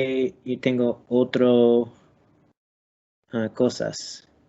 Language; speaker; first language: Spanish; non-native, learner; English